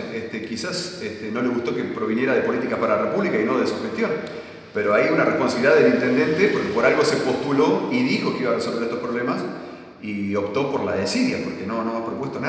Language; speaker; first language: Spanish; native; Spanish